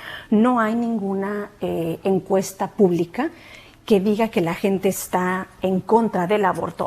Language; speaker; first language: Spanish; native; Spanish